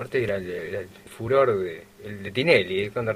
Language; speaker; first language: Spanish; native; Spanish